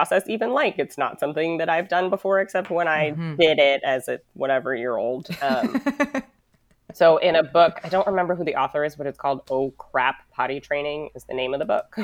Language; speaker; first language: English; native; English